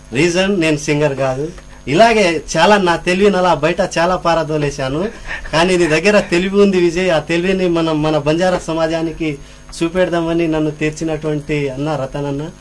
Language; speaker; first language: Telugu; non-native, local second language; Lambadi